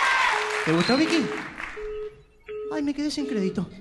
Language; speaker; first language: Spanish; native; Spanish